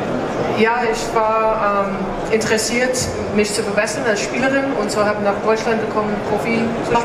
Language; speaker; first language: German; non-native, fluent; English